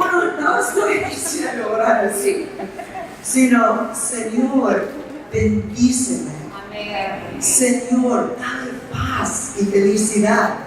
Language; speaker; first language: Spanish; non-native, fluent; English